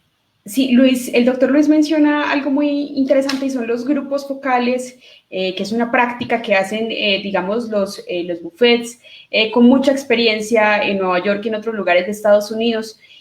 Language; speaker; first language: Spanish; native; Spanish